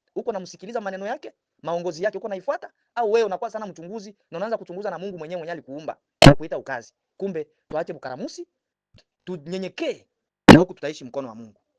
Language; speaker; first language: Swahili; native; Swahili